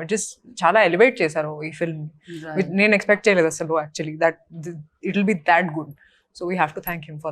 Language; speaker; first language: Telugu; non-native, local second language; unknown